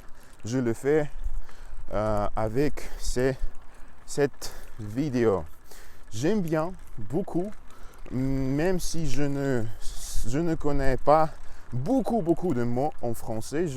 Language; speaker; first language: French; non-native, learner; Russian